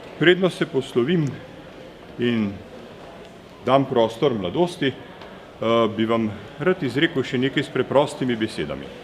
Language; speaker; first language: Slovenian; native; Slovenian